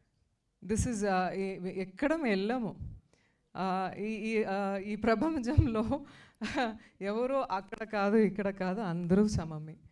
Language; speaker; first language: Telugu; non-native, fluent; Tamil